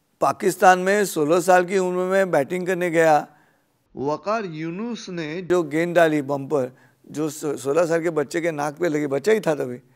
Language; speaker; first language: Hindi; non-native, local second language; Marathi